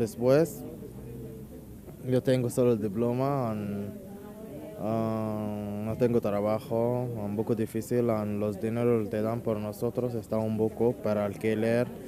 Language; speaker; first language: Spanish; non-native, learner; Arabic